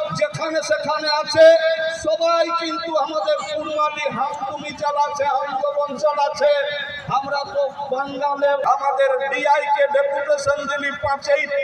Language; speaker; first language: Bangla; non-native, local second language; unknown